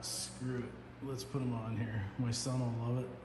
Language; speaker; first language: English; native; English